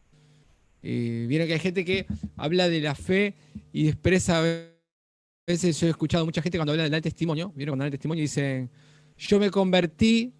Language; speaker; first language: Spanish; native; Spanish